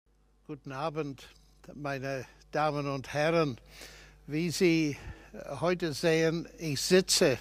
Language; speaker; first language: German; non-native, fluent; English